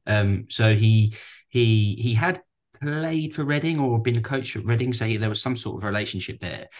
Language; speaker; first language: English; native; English